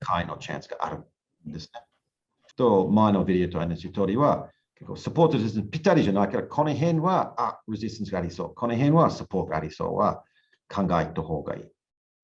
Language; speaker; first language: Japanese; non-native, learner; English